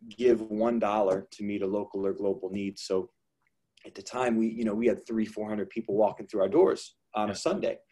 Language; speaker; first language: English; native; English